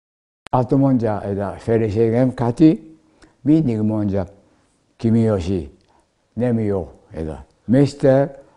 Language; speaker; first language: Hungarian; non-native, learner; Japanese